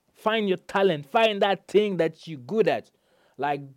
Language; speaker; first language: English; non-native, fluent; French